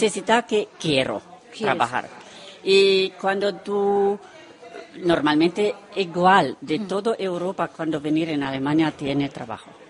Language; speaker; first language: Spanish; non-native, learner; Romanian